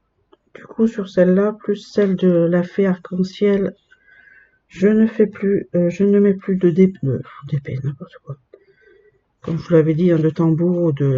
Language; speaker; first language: French; native; French